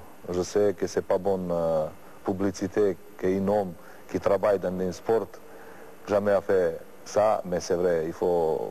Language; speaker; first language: French; non-native, learner; Serbian